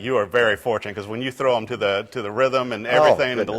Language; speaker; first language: English; native; English